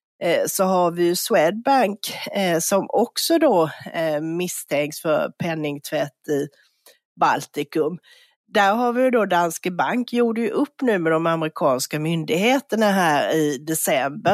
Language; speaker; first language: Swedish; native; Swedish